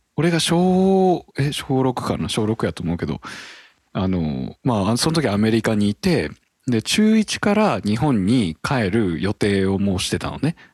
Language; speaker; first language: Japanese; early bilingual, heritage; Japanese